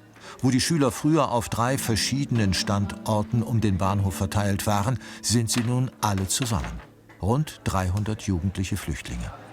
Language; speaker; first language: German; native; German